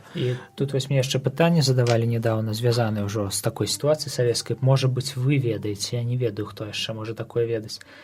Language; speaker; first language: Belarusian; native; Belarusian